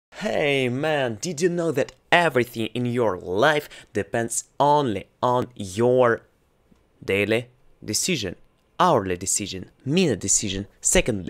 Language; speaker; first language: English; non-native, learner; Russian